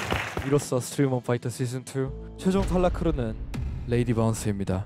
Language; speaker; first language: Korean; native; Korean